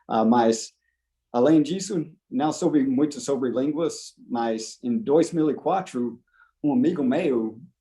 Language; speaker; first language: Portuguese; non-native, fluent; English